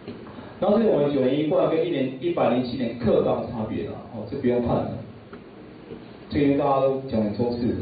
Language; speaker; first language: Chinese; native; Chinese